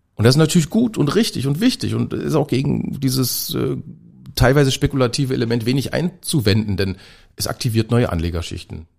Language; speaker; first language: German; native; German